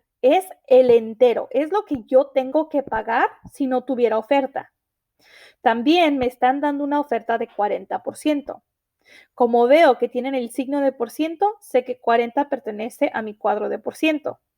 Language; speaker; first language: Spanish; early bilingual, heritage; Spanish